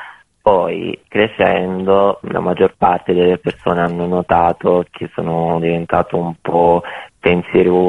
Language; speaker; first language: Italian; non-native, fluent; Bosnian